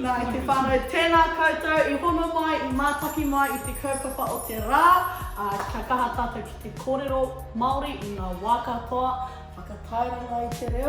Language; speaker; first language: Māori; non-native, local second language; English